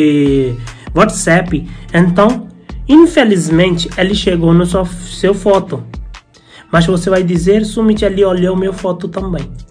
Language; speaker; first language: Portuguese; non-native, learner; Hindi